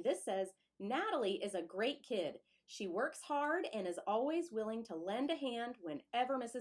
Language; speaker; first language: English; native; English